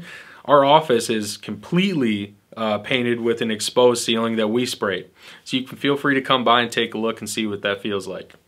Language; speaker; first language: English; native; English